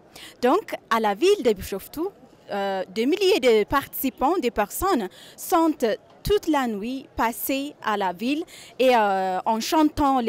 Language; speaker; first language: French; non-native, fluent; Amharic